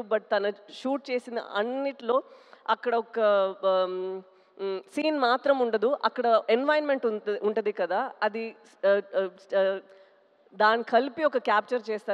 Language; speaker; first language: Telugu; non-native, local second language; Tamil